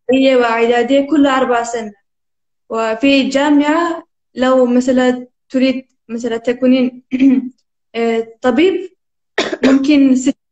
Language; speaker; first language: Arabic; non-native, learner; Turkish